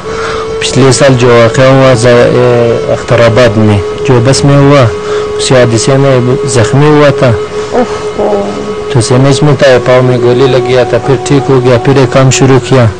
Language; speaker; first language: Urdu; non-native, local second language; Hazaragi